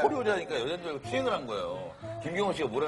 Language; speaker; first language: Korean; native; Korean